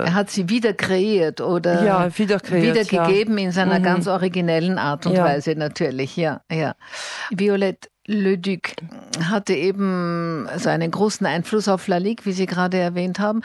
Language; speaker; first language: German; native; German